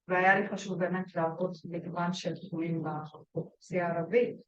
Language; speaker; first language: Hebrew; non-native, local second language; Arabic